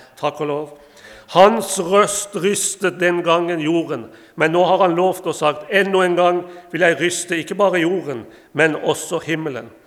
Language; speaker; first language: Norwegian; non-native, fluent; Persian